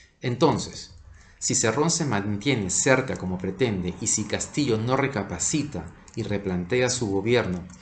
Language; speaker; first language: Spanish; native; Spanish